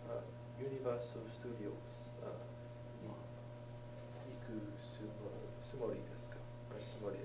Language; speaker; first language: Japanese; non-native, learner; English